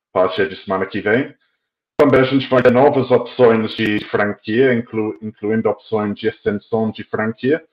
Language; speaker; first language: Portuguese; non-native, fluent; English